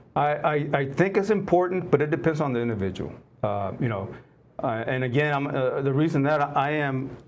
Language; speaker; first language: English; native; English